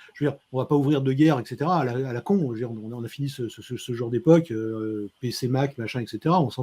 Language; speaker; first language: French; native; French